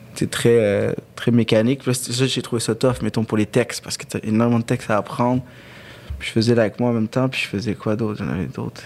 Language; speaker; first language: French; early bilingual, other home language; Arabic